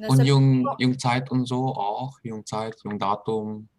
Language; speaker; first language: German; early bilingual, other home language; Filipino